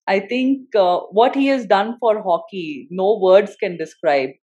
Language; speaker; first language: English; non-native, local second language; Hindi